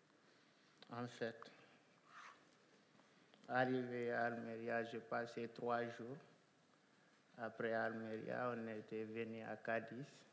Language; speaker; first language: French; non-native, local second language; Fula